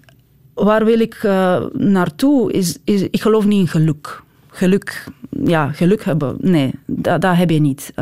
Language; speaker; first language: Dutch; non-native, fluent; Romanian